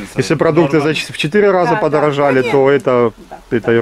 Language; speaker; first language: Russian; native; Russian